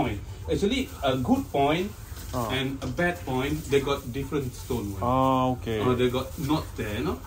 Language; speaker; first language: English; non-native, local second language; Malay